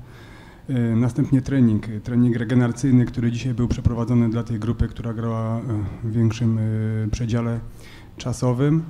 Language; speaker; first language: Polish; native; Polish